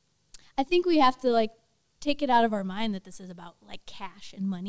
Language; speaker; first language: English; native; English